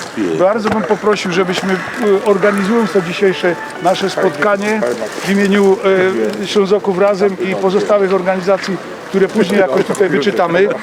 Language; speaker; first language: Polish; native; Polish